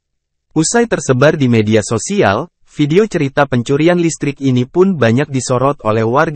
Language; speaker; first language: Indonesian; native; Indonesian